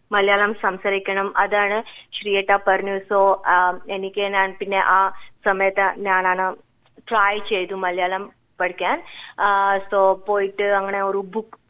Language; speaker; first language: Malayalam; non-native, fluent; Marathi